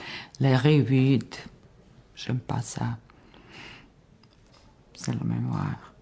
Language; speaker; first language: French; non-native, learner; Bosnian